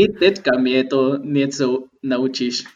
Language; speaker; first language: Czech; non-native, fluent; Spanish